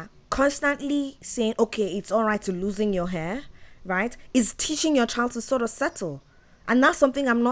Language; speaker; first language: English; non-native, local second language; Yoruba